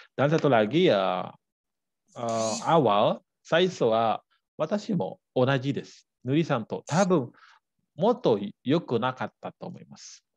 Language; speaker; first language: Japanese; non-native, fluent; Balinese